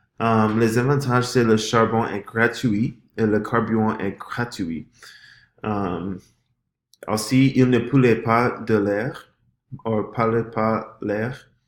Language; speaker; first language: French; non-native, learner; English